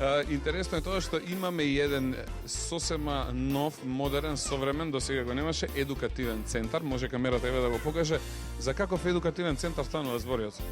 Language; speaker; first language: Macedonian; native; Macedonian